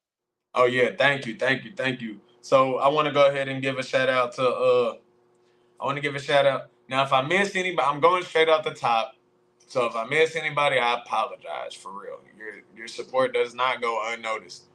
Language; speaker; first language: English; native; English